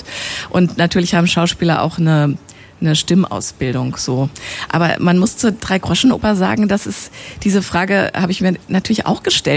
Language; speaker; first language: German; native; German